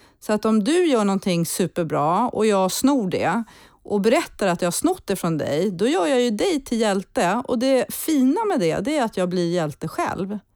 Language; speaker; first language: Swedish; early bilingual, heritage; Swedish